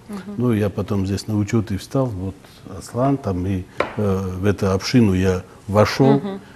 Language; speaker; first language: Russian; non-native, local second language; Armenian